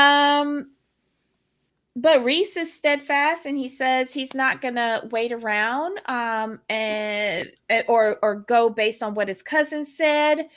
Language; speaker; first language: English; native; English